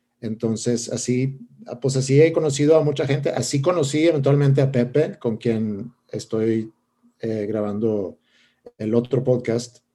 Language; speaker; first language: Spanish; non-native, fluent; Swedish